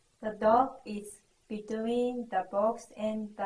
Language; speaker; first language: English; non-native, learner; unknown